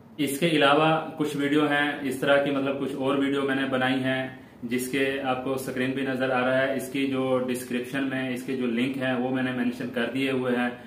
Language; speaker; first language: Urdu; non-native, local second language; Saraiki